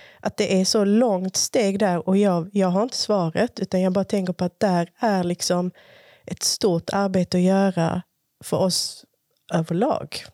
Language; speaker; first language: Swedish; early bilingual, other home language; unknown